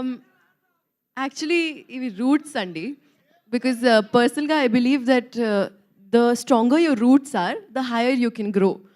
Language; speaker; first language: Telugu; non-native, local second language; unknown